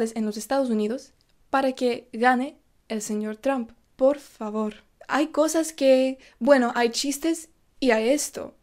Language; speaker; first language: Spanish; non-native, fluent; English